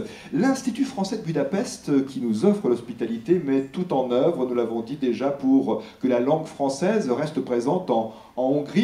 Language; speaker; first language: French; native; French